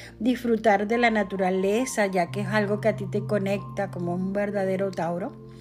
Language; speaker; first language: Spanish; native; Spanish